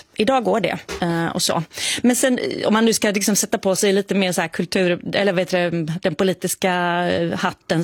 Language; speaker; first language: Swedish; native; Swedish